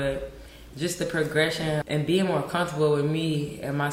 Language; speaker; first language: English; native; English